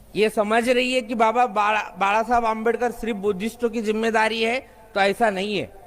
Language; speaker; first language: Hindi; non-native, local second language; Marathi